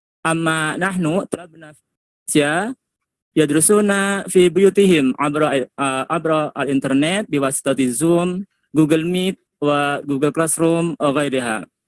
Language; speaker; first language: Arabic; non-native, learner; Indonesian